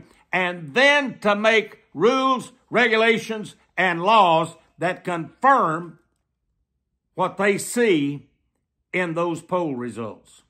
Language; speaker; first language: English; native; English